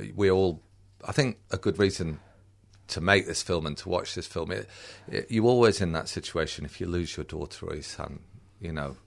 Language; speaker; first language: English; native; English